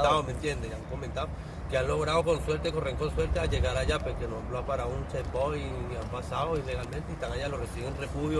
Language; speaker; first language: Spanish; native; Spanish